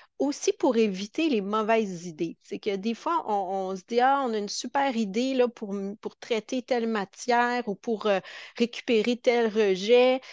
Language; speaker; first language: French; native; French